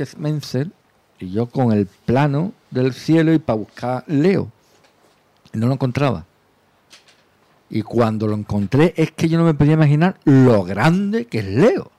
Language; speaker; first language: Spanish; native; Spanish